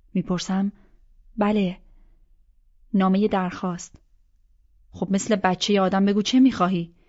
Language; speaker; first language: Persian; native; Persian